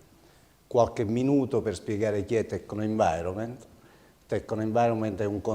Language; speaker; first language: Italian; native; Italian